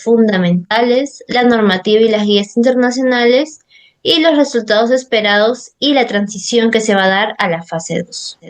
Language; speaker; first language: Spanish; native; Spanish